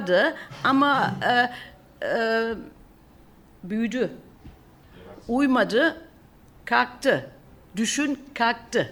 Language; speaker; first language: Turkish; early bilingual, heritage; German